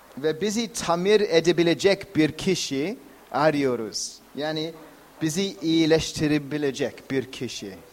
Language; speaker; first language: Turkish; non-native, fluent; English